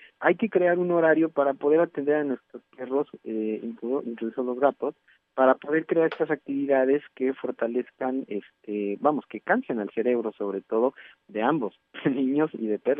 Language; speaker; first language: Spanish; native; Spanish